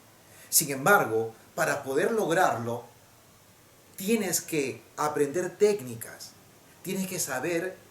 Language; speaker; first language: Spanish; native; Spanish